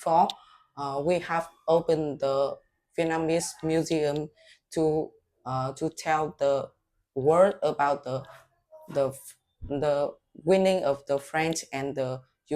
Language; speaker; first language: English; non-native, learner; Vietnamese